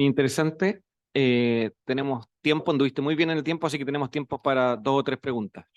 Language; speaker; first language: Spanish; native; Spanish